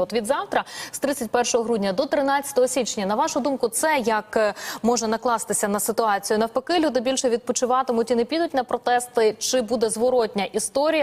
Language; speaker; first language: Ukrainian; native; Ukrainian